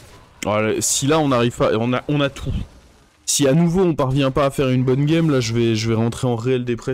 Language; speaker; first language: French; native; French